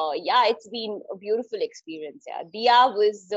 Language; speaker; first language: English; non-native, local second language; Hindi